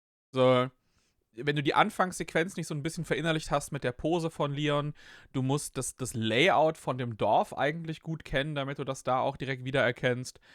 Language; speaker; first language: German; native; German